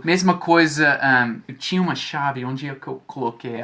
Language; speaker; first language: Portuguese; non-native, fluent; English